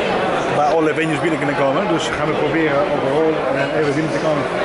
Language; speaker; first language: Dutch; non-native, fluent; Spanish